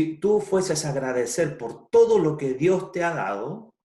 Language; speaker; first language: Spanish; native; Spanish